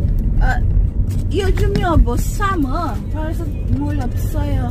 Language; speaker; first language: Korean; non-native, learner; Filipino